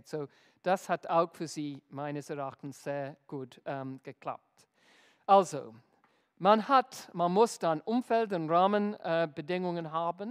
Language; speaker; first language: German; non-native, fluent; English